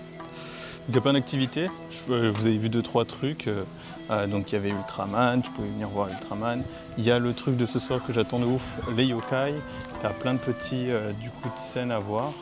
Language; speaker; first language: French; native; French